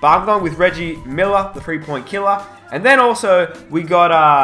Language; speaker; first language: English; native; English